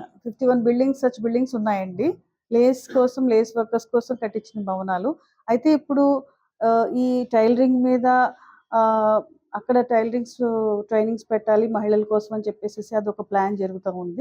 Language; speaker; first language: Telugu; native; Telugu